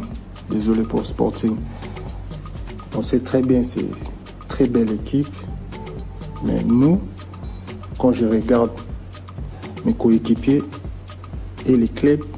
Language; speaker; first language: French; non-native, local second language; Lingala